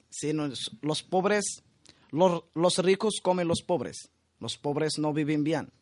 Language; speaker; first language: Spanish; non-native, learner; Arabic